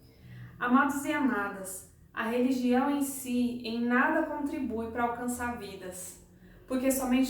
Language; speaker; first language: Portuguese; native; Portuguese